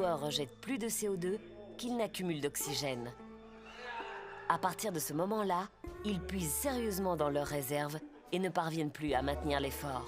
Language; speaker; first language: French; native; French